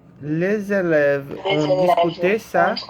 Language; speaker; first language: French; non-native, learner; Portuguese